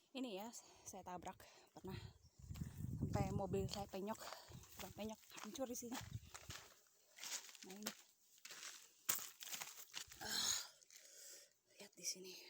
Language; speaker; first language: Indonesian; native; Indonesian